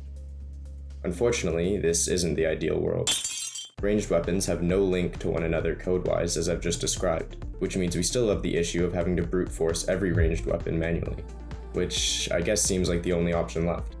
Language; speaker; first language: English; native; English